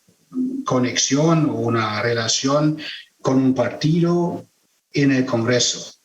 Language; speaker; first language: Spanish; non-native, fluent; German